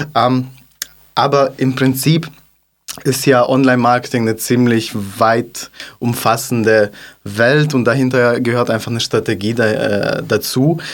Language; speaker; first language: German; non-native, fluent; Russian